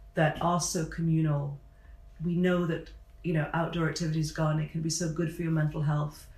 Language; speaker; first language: English; native; English